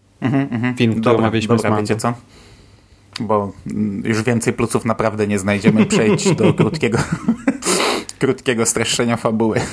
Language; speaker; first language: Polish; native; Polish